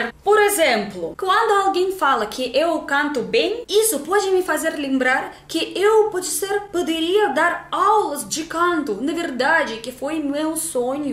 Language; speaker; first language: Portuguese; non-native, fluent; Russian